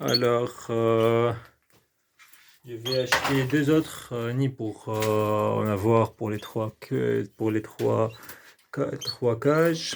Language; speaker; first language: French; non-native, local second language; Arabic